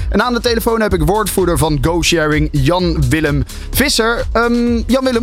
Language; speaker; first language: Dutch; native; Dutch